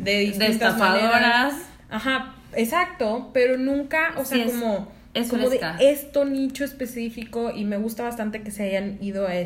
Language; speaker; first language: Spanish; native; Spanish